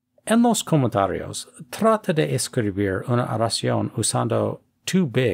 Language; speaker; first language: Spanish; non-native, fluent; English